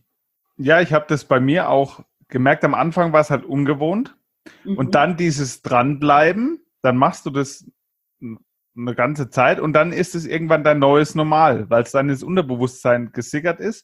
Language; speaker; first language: German; native; German